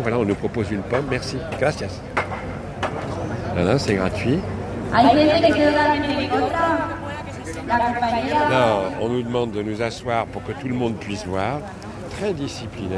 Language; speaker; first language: French; native; French